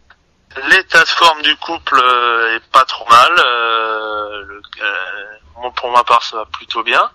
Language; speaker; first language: French; native; French